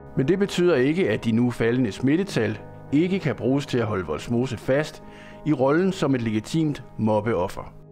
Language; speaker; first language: Danish; native; Danish